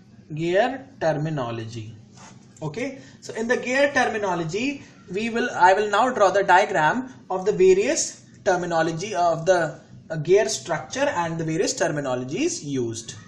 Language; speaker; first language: English; non-native, local second language; Hindi